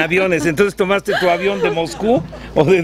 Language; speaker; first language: Spanish; native; Spanish